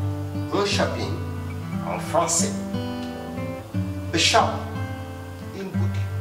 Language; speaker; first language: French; non-native, fluent; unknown